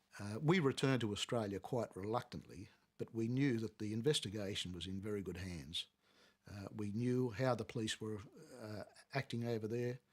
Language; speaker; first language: English; native; English